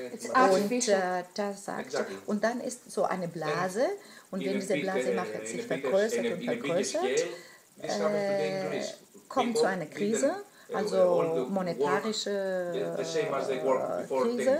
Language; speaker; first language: German; non-native, fluent; Greek